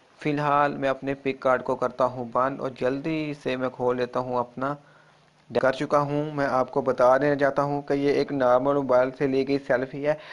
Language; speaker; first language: Urdu; non-native, local second language; Punjabi